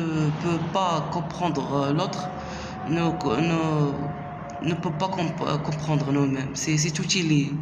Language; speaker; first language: French; non-native, local second language; Arabic